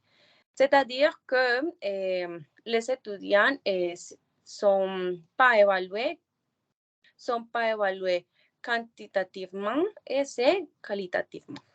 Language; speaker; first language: French; non-native, learner; Spanish